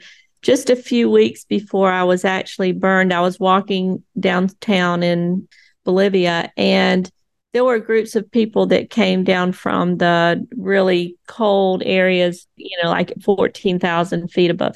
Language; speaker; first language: English; native; English